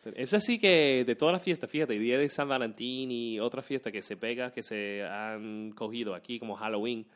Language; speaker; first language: Spanish; non-native, fluent; English